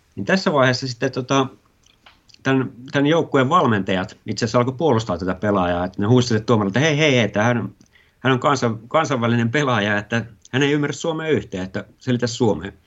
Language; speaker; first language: Finnish; native; Finnish